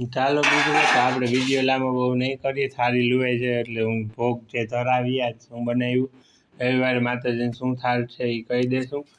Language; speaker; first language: Gujarati; native; Gujarati